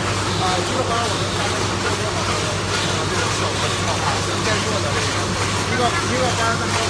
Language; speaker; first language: Chinese; native; Chinese